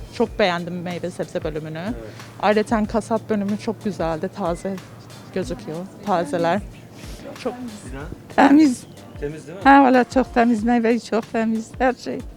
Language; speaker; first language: Turkish; native; Turkish